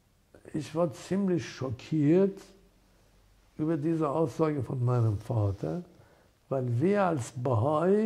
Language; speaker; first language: German; non-native, fluent; Persian